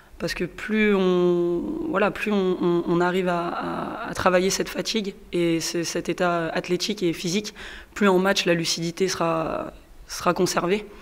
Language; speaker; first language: French; native; French